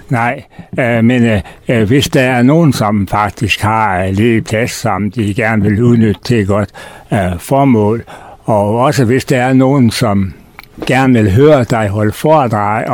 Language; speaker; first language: Danish; native; Danish